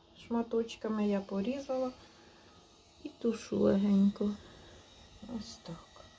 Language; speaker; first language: Ukrainian; native; Ukrainian